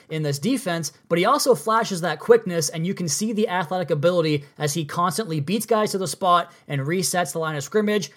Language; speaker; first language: English; native; English